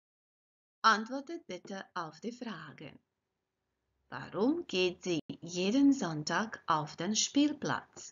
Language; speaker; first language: German; non-native, fluent; Croatian